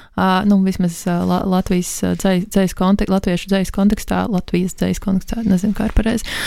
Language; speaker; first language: Latvian; native; Latvian